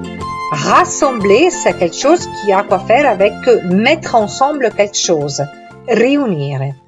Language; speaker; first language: French; non-native, fluent; Italian